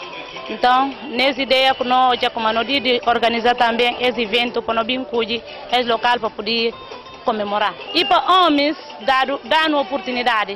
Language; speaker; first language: Portuguese; non-native, learner; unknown